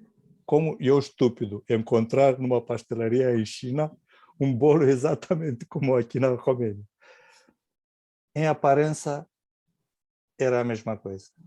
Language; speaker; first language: Portuguese; non-native, fluent; Romanian